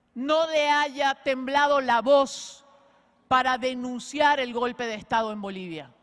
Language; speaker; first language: Spanish; native; Spanish